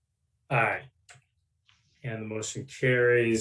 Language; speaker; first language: English; native; English